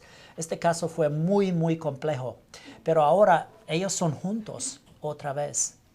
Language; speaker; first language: Spanish; non-native, learner; English